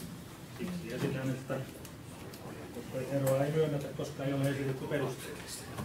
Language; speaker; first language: Finnish; native; Finnish